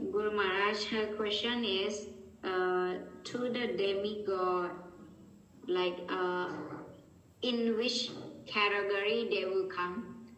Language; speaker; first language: English; non-native, fluent; Thai